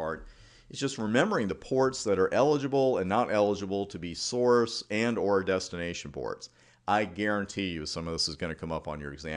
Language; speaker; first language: English; native; English